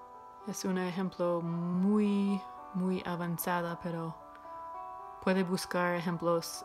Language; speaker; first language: Spanish; non-native, fluent; English